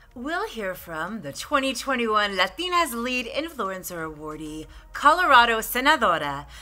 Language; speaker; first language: English; native; English